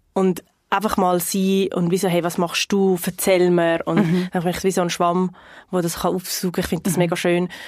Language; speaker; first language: German; non-native, fluent; Portuguese